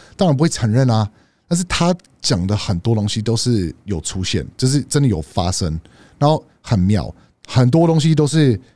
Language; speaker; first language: Chinese; non-native, fluent; English